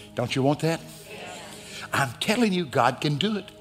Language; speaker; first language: English; native; English